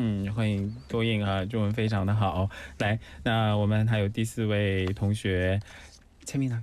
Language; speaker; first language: Chinese; native; Chinese